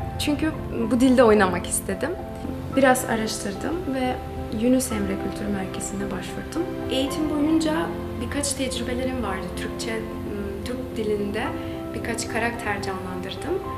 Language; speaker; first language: Turkish; non-native, fluent; Macedonian